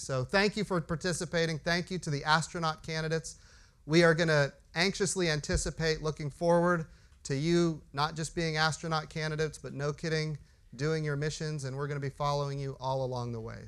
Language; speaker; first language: English; native; English